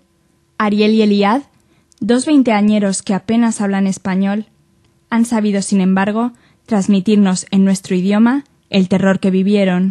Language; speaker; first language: Spanish; native; Spanish